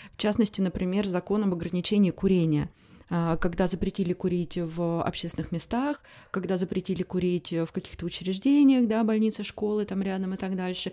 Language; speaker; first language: Russian; native; Russian